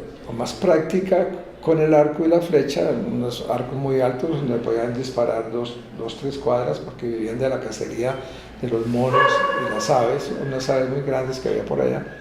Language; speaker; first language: Spanish; native; Spanish